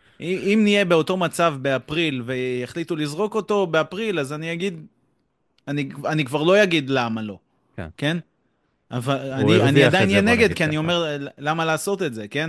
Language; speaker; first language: Hebrew; native; Hebrew